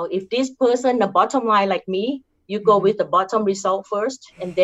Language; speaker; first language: English; non-native, fluent; Thai